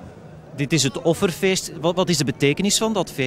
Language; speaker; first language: Dutch; native; Dutch